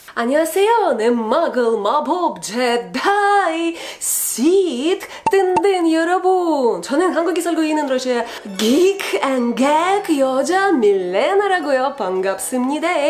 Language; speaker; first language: Korean; non-native, learner; Russian